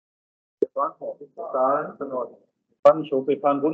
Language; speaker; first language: German; native; German